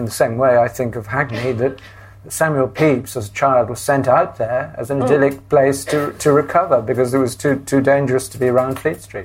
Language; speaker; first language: English; native; English